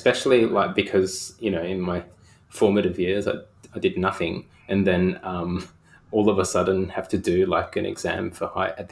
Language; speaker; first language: English; native; English